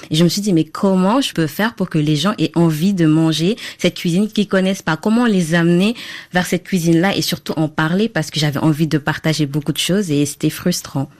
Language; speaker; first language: French; non-native, local second language; Wolof